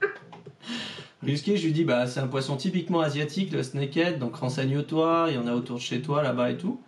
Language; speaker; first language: French; native; French